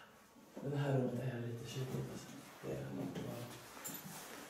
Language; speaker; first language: Swedish; native; Swedish